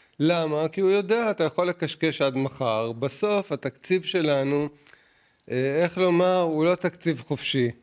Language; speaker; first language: Hebrew; native; Hebrew